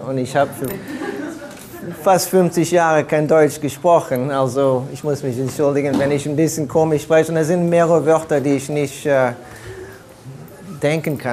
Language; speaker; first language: German; early bilingual, heritage; German